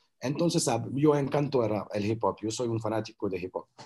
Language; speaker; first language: Spanish; non-native, learner; French